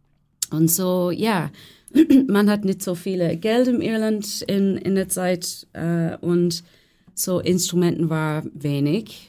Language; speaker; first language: German; non-native, learner; English